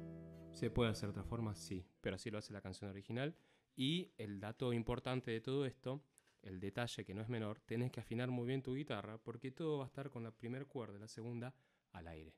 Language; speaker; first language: Spanish; native; Spanish